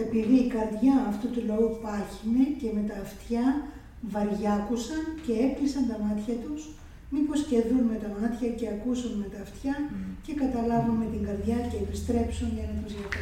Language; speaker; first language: Greek; native; Greek